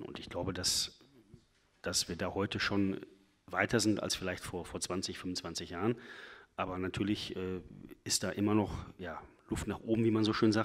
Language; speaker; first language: German; native; German